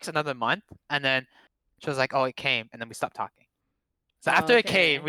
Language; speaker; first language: English; non-native, fluent; Cantonese